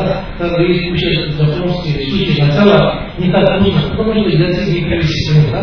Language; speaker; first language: Russian; non-native, learner; Tibetan